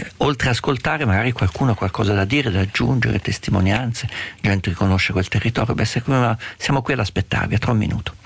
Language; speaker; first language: Italian; native; Italian